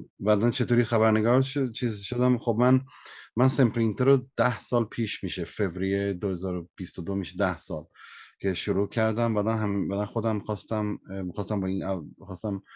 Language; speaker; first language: Persian; early bilingual, heritage; Persian